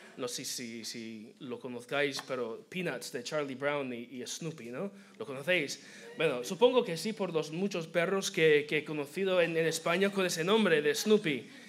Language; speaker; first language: Spanish; non-native, fluent; English